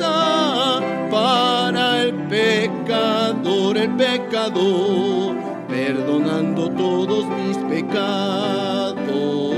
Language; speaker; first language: Spanish; native; Spanish